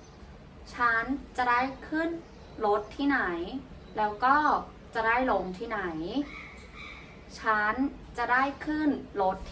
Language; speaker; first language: Thai; non-native, fluent; Burmese